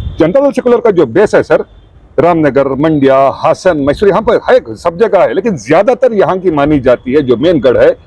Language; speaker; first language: Hindi; non-native, local second language; Urdu